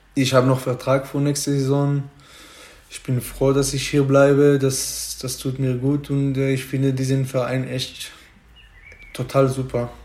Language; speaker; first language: German; non-native, fluent; Hebrew